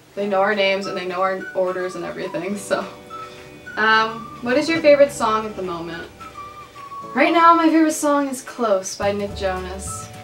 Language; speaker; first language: English; native; English